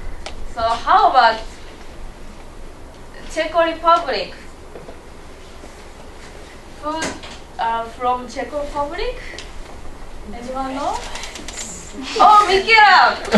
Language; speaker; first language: English; non-native, learner; Japanese